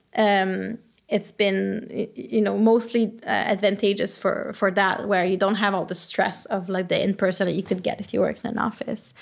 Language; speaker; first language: English; non-native, fluent; French